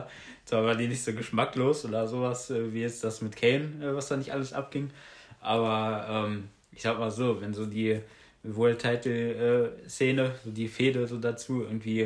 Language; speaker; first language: German; native; German